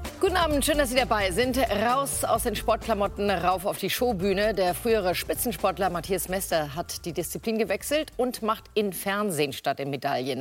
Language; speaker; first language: German; native; German